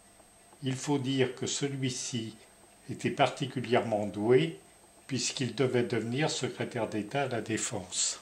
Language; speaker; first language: French; native; French